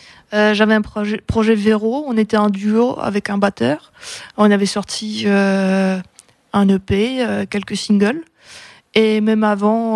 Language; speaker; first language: French; non-native, fluent; Russian